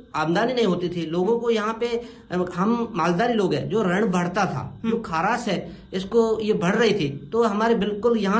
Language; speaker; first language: Hindi; non-native, local second language; Kachhi